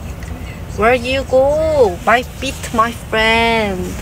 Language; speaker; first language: English; non-native, learner; Korean